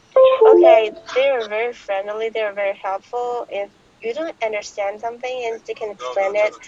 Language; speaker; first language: English; non-native, fluent; Chinese